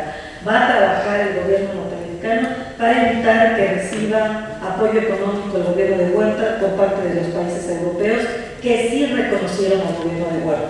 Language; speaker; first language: Spanish; native; Spanish